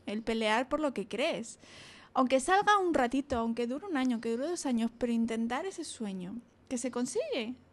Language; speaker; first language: Spanish; native; Spanish